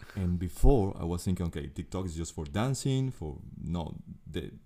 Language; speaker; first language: English; non-native, fluent; Spanish